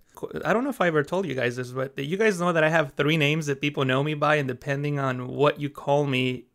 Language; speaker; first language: English; early bilingual, other home language; Spanish